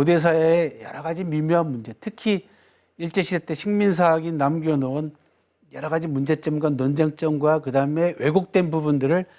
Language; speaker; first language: Korean; native; Korean